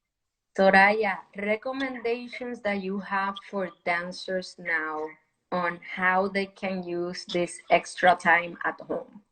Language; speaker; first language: English; non-native, fluent; Spanish